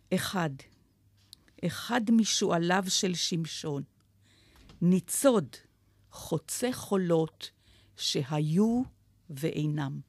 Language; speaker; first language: Hebrew; native; Hebrew